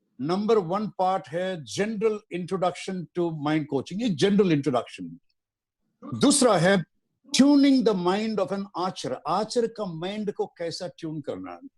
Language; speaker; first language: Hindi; non-native, local second language; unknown